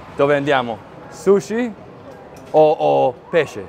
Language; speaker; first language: Italian; non-native, learner; English